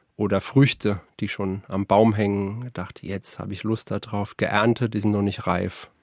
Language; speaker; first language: German; native; German